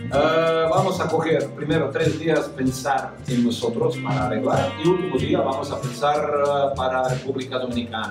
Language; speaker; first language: Spanish; non-native, fluent; Croatian